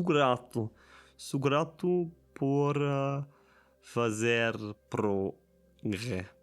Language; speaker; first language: Portuguese; non-native, learner; German